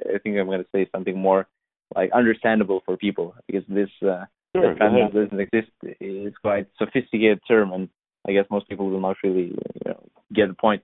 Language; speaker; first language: English; non-native, fluent; Lithuanian